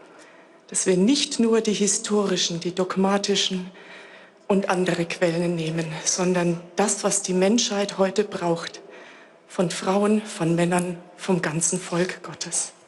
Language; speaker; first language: German; non-native, fluent; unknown